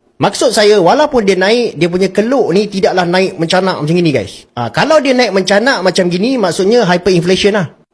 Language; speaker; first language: Malay; native; Malay